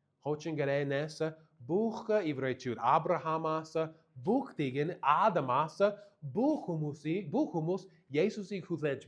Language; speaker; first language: Mongolian; non-native, fluent; English